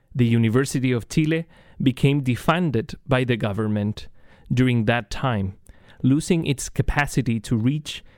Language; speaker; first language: English; non-native, fluent; Spanish